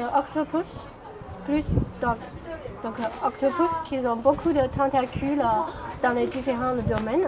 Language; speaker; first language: French; non-native, fluent; Chinese